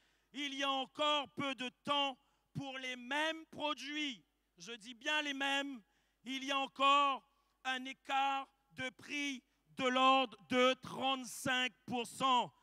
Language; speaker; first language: French; native; French